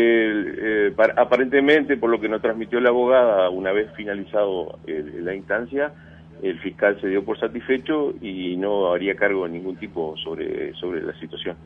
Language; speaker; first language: Spanish; native; Spanish